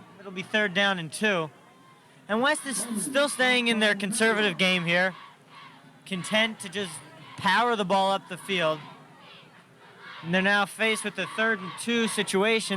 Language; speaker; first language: English; native; English